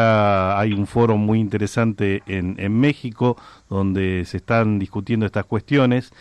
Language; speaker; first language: Spanish; native; Spanish